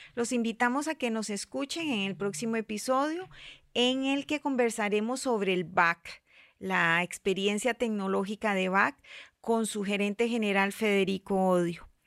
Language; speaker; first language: Spanish; native; Spanish